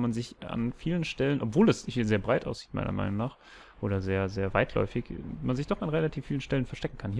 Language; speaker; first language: German; native; German